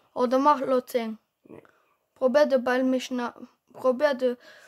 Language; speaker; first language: German; non-native, learner; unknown